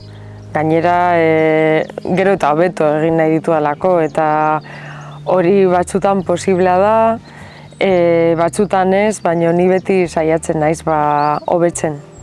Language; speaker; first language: Basque; non-native, local second language; Spanish